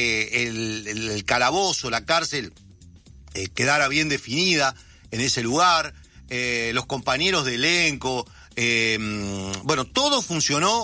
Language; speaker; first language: Spanish; native; Spanish